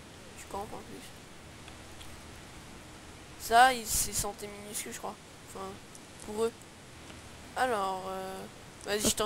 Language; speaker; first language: French; native; French